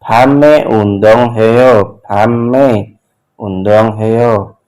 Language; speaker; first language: Korean; non-native, fluent; Indonesian